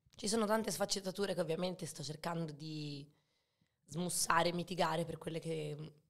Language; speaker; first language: Italian; early bilingual, other home language; Arabic